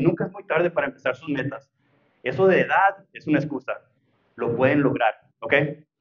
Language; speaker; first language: Spanish; early bilingual, heritage; Spanish